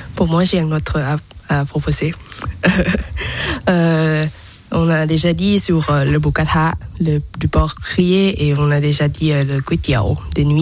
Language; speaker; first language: French; non-native, learner; Thai